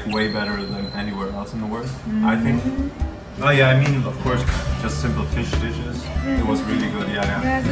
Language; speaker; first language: English; non-native, fluent; German